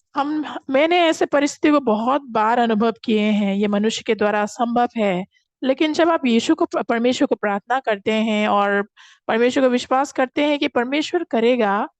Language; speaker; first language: Hindi; non-native, fluent; Korean